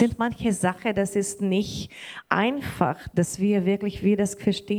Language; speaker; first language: German; non-native, learner; Portuguese